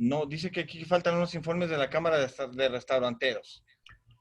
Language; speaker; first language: Spanish; native; Spanish